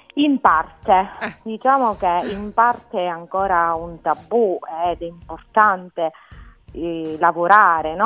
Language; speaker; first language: Italian; native; Italian